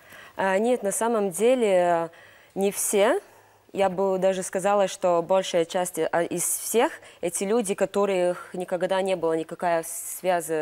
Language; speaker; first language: Russian; non-native, local second language; Latvian